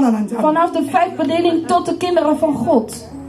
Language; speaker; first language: Dutch; non-native, learner; Lingala